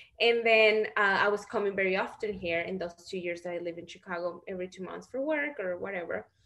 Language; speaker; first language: English; non-native, fluent; Spanish